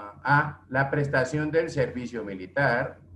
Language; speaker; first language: Spanish; native; Spanish